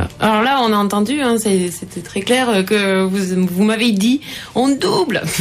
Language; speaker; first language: French; native; French